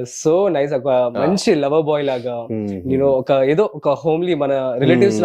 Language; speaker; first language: Telugu; native; Telugu